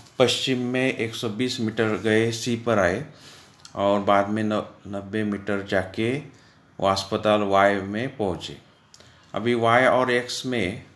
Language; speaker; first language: Hindi; non-native, local second language; Marathi